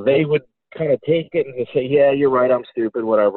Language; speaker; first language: English; native; English